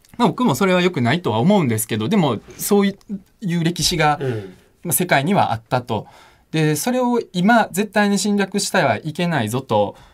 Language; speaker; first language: Japanese; early bilingual, other home language; Russian